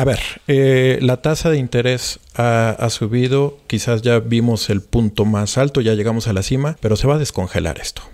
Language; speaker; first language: Spanish; native; Spanish